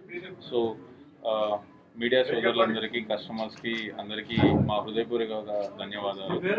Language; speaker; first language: Telugu; native; Telugu